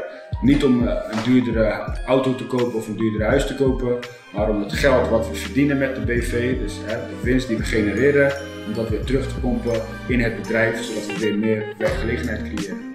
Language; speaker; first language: Dutch; native; Dutch